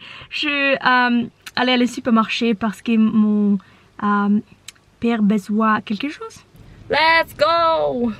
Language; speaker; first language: French; non-native, learner; Norwegian